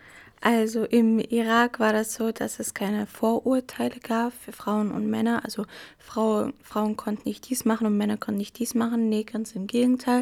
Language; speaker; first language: German; early bilingual, other home language; Arabic